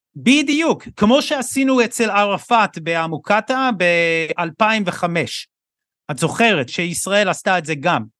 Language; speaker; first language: Hebrew; non-native, fluent; English